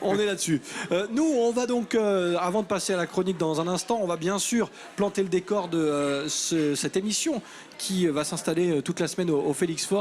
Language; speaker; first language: French; native; French